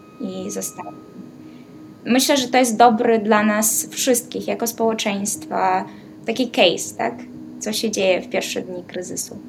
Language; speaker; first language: Polish; non-native, fluent; Ukrainian